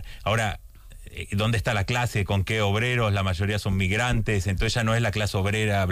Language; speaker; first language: Spanish; native; Spanish